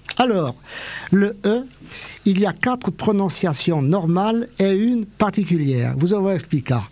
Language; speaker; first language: French; native; French